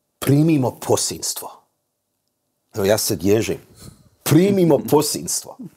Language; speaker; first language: Croatian; early bilingual, heritage; Croatian